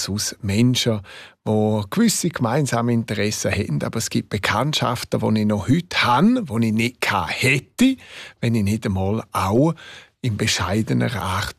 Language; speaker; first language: German; non-native, local second language; Romansh